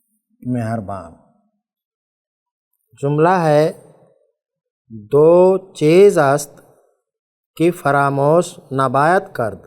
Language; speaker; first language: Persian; non-native, fluent; Urdu